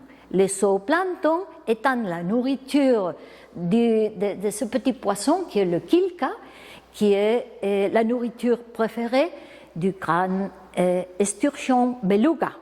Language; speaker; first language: French; non-native, fluent; Spanish